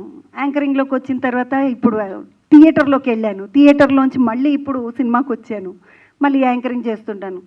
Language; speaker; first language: Telugu; native; Telugu